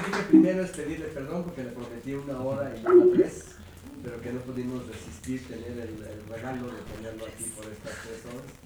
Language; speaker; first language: Spanish; native; Spanish